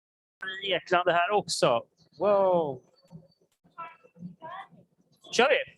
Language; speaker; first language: Swedish; native; Swedish